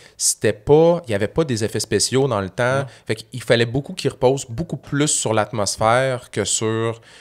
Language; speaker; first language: French; native; French